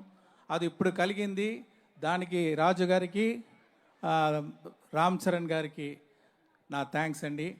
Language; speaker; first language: Telugu; non-native, learner; Tamil